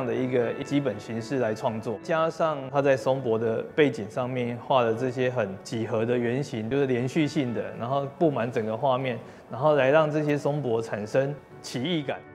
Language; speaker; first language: Chinese; native; Chinese